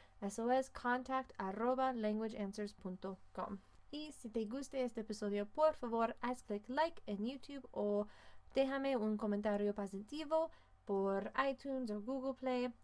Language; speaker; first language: Spanish; non-native, fluent; English